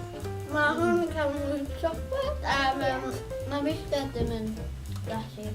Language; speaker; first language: Welsh; non-native, local second language; English